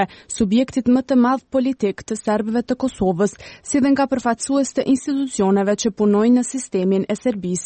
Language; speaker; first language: Albanian; native; Albanian